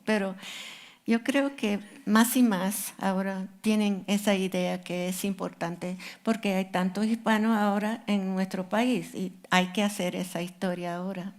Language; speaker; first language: Spanish; non-native, fluent; English